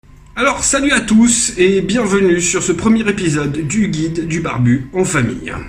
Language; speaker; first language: French; native; French